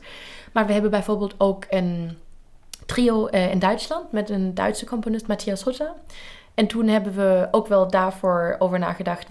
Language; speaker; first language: Dutch; native; Dutch